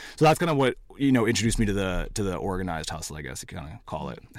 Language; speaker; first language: English; native; English